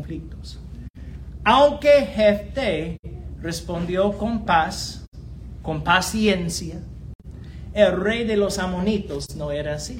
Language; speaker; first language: Spanish; non-native, fluent; English